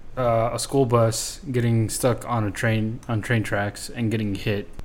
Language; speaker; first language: English; native; English